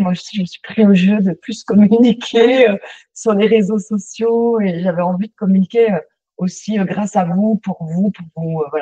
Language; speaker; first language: French; native; French